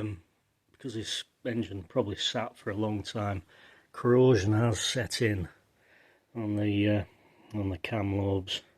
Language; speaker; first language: English; native; English